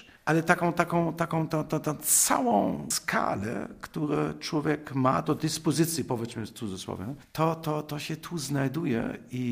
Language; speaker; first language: Polish; non-native, fluent; German